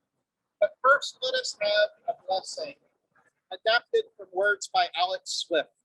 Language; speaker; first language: English; native; English